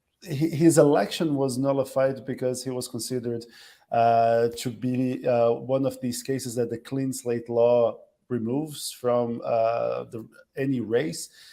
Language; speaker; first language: English; non-native, fluent; Portuguese